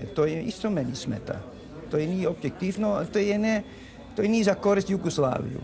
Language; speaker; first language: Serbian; non-native, learner; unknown